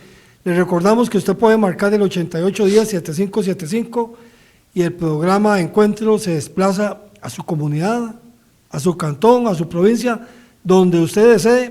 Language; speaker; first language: Spanish; native; Spanish